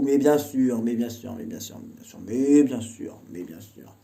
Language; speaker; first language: French; native; French